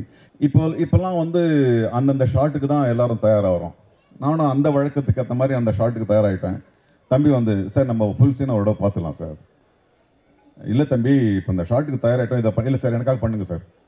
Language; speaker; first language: Tamil; native; Tamil